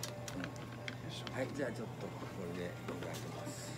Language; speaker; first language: Japanese; native; Japanese